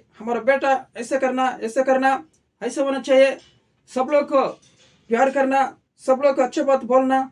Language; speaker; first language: Hindi; non-native, local second language; Telugu